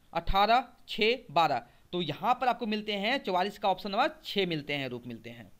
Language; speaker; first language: Hindi; native; Hindi